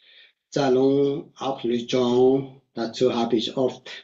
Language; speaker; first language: German; non-native, fluent; Tibetan